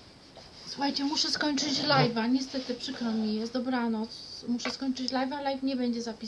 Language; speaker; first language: Polish; native; Polish